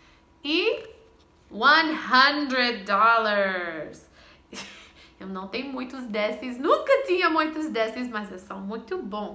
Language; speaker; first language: Portuguese; non-native, fluent; English